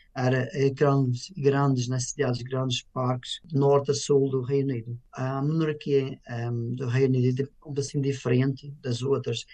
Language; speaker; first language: Portuguese; native; Portuguese